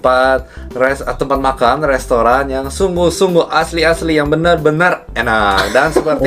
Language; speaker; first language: Indonesian; early bilingual, other home language; Korean